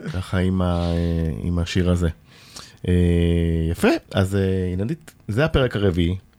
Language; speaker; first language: Hebrew; native; Hebrew